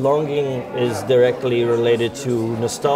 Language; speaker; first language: English; non-native, fluent; Portuguese